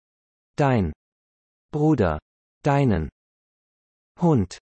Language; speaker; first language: German; non-native, learner; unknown